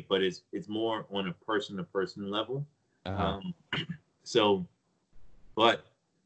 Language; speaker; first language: English; native; English